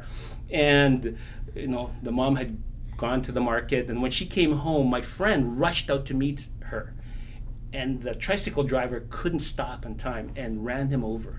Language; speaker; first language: English; non-native, local second language; Filipino